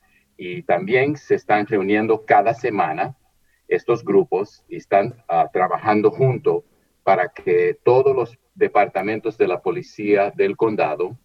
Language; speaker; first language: Spanish; early bilingual, heritage; Spanish